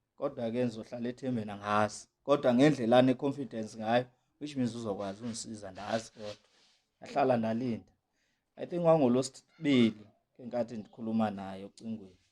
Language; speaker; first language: Zulu; non-native, local second language; Xhosa